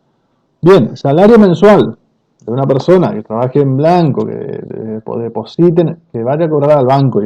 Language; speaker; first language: Spanish; native; Spanish